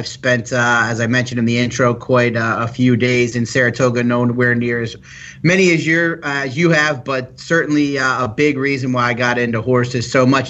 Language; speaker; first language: English; native; English